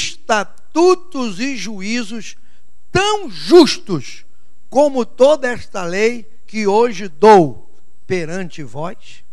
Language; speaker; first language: Portuguese; native; Portuguese